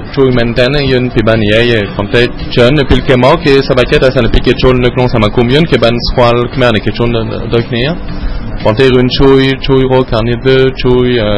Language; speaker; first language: Khmer; early bilingual, heritage; Khmer